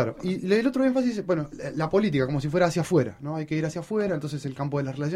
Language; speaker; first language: Spanish; native; Spanish